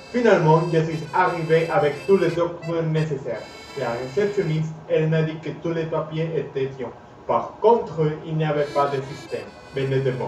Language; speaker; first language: French; non-native, learner; Spanish